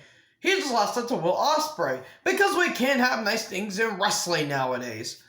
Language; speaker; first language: English; native; English